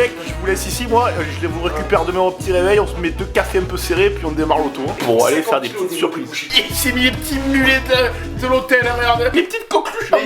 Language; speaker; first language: French; native; French